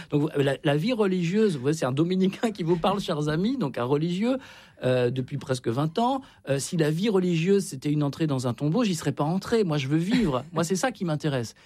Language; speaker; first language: French; native; French